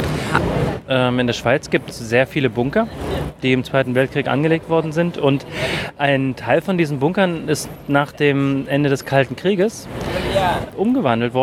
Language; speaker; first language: German; native; German